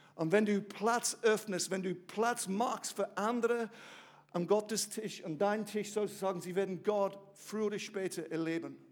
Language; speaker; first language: German; non-native, fluent; English